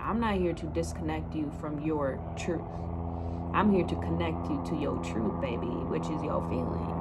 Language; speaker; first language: English; native; English